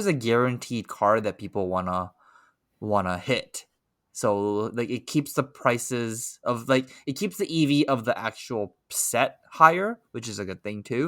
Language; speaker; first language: English; native; English